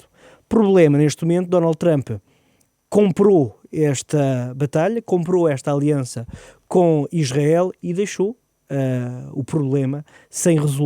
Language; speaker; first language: Portuguese; native; Portuguese